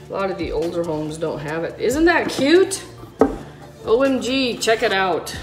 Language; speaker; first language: English; native; English